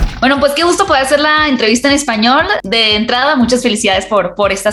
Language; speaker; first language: Spanish; native; Spanish